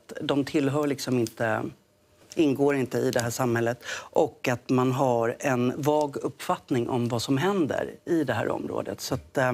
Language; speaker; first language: Swedish; native; Swedish